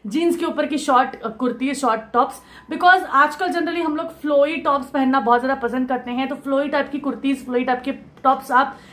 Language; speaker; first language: Hindi; non-native, local second language; Marathi